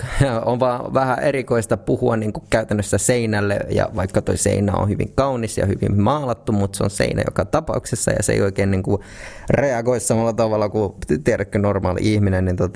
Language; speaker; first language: Finnish; native; Finnish